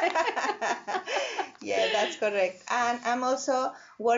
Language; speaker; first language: English; non-native, fluent; Spanish